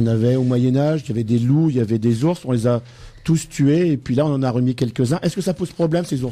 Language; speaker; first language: French; native; French